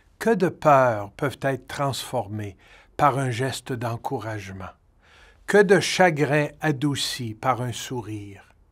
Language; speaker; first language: French; native; French